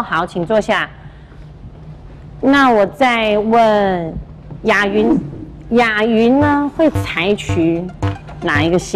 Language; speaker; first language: Chinese; native; Chinese